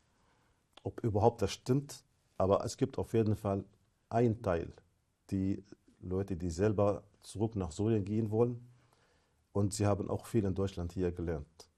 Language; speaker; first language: German; non-native, fluent; Arabic